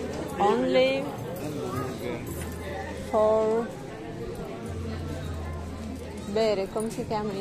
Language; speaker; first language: Italian; non-native, learner; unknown